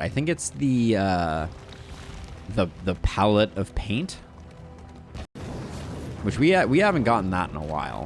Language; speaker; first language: English; native; English